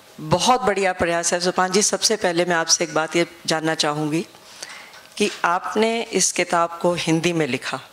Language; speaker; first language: Hindi; native; Hindi